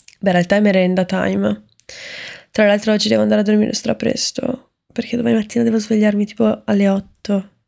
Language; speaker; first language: Italian; native; Italian